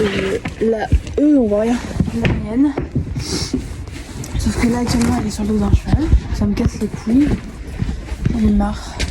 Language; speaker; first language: French; native; French